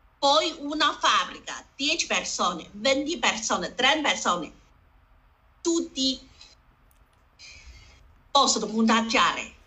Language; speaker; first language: Italian; non-native, learner; Chinese